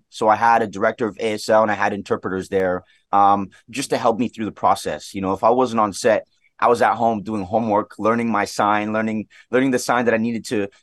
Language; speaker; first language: English; native; English